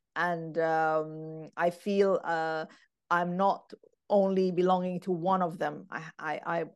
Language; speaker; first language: English; non-native, fluent; Arabic